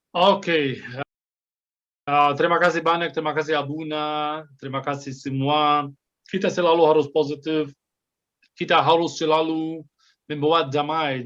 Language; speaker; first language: Indonesian; non-native, fluent; Arabic